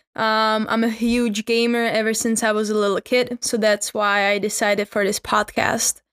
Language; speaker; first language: English; non-native, fluent; Czech